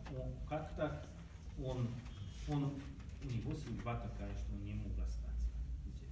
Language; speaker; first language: Russian; non-native, learner; Hungarian